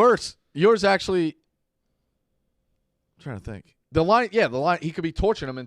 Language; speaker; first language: English; native; English